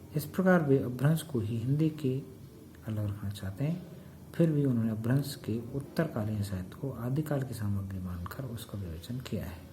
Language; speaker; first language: Hindi; native; Hindi